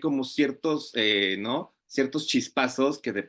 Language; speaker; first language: Spanish; native; Spanish